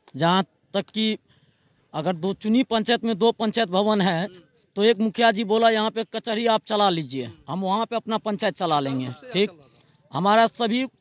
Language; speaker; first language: Hindi; native; Hindi